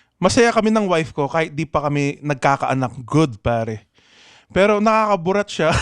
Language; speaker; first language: Filipino; native; Filipino